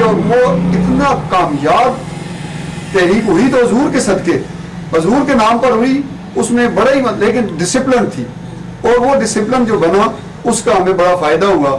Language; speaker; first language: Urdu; non-native, local second language; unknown